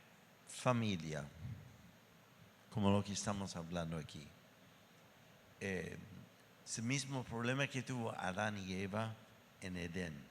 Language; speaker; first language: Spanish; non-native, fluent; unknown